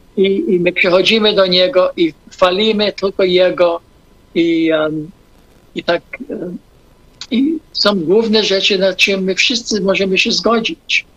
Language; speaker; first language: Polish; non-native, fluent; English